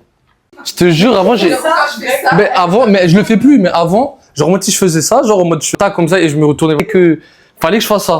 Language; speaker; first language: French; native; French